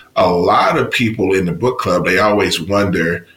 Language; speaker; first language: English; native; English